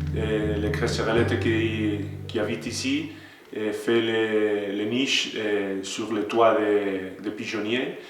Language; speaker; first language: French; non-native, learner; Spanish